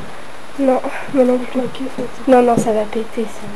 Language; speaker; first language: French; native; French